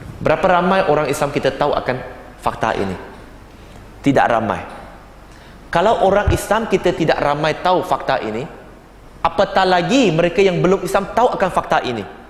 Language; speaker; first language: Malay; non-native, local second language; Chinese